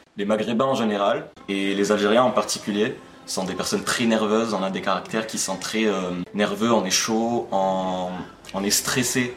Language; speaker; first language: French; non-native, local second language; Arabic